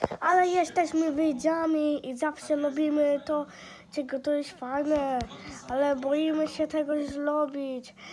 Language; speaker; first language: Polish; non-native, learner; English